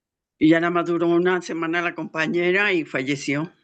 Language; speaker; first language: Spanish; native; Spanish